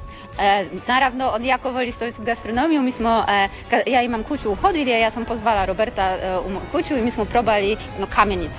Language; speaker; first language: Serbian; non-native, learner; Polish